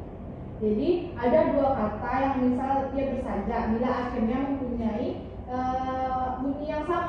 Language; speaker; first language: Indonesian; native; Indonesian